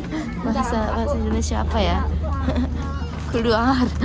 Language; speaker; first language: Indonesian; non-native, learner; Japanese